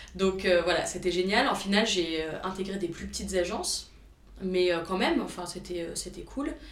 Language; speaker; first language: French; early bilingual, other home language; Romanian